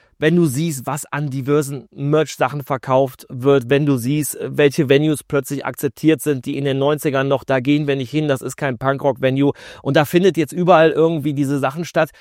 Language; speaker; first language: German; native; German